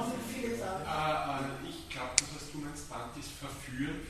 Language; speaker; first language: German; native; German